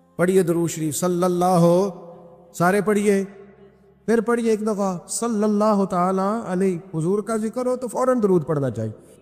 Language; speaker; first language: Urdu; non-native, local second language; Punjabi